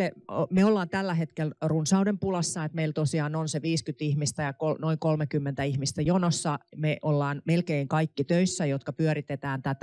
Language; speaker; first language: Finnish; native; Finnish